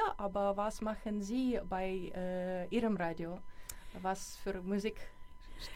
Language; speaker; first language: German; non-native, learner; Ukrainian